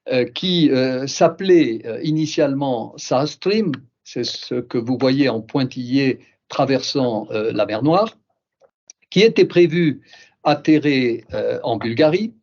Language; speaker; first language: French; native; French